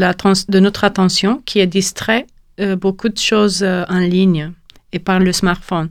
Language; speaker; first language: French; non-native, fluent; Romanian